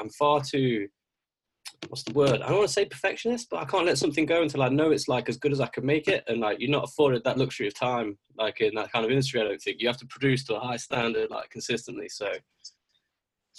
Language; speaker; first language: English; native; English